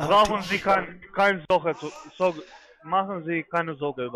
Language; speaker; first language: German; non-native, fluent; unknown